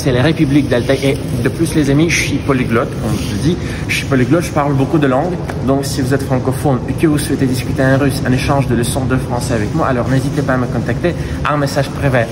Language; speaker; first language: French; non-native, fluent; Russian